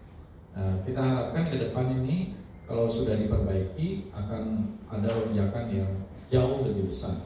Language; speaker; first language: Indonesian; native; Indonesian